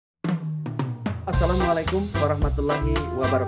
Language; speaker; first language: Indonesian; native; Indonesian